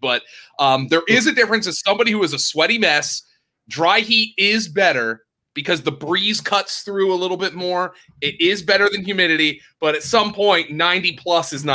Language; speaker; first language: English; native; English